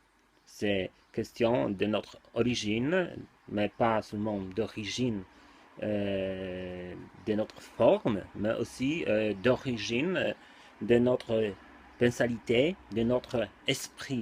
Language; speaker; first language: French; non-native, learner; Polish